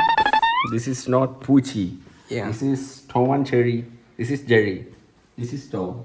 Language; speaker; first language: English; non-native, learner; Malayalam